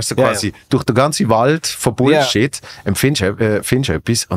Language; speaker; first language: German; native; German